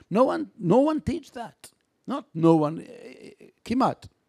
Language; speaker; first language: English; non-native, fluent; Hebrew